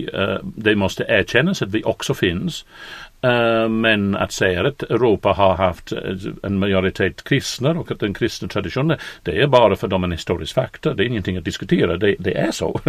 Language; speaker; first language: Swedish; non-native, fluent; English